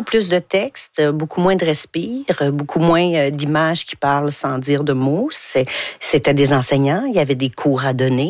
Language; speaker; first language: French; native; French